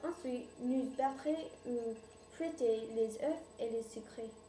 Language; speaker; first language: French; non-native, learner; English